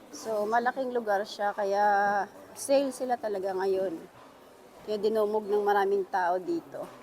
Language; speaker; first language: Filipino; native; Filipino